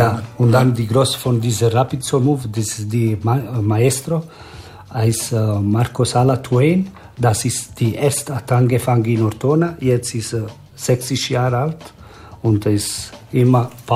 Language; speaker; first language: German; non-native, learner; Italian